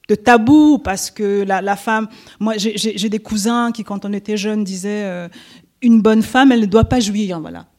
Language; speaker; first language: French; native; French